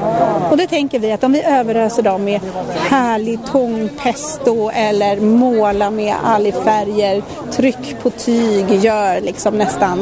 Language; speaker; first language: Swedish; native; Swedish